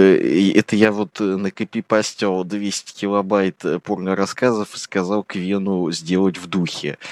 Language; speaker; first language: Russian; native; Russian